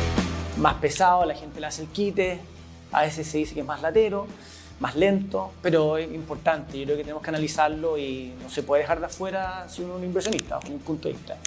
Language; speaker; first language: Spanish; native; Spanish